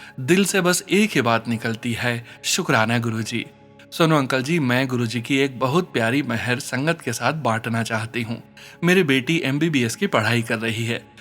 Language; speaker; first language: Hindi; native; Hindi